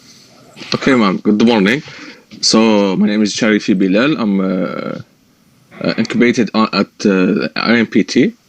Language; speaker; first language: English; non-native, learner; Arabic